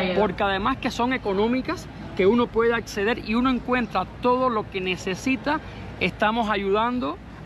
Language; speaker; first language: Spanish; native; Spanish